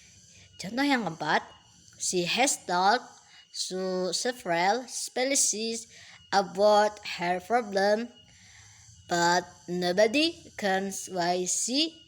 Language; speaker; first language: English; non-native, learner; Indonesian